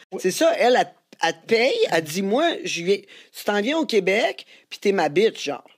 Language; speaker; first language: French; native; French